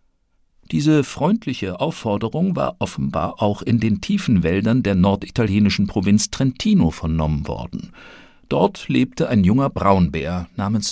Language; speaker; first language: German; native; German